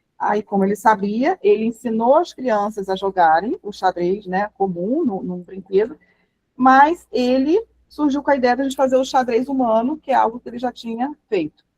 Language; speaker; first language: Portuguese; native; Portuguese